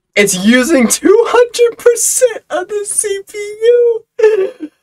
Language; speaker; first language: English; native; English